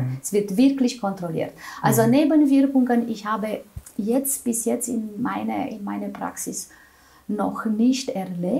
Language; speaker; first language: German; non-native, fluent; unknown